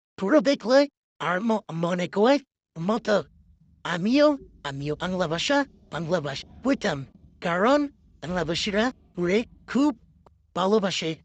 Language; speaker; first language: Bangla; non-native, learner; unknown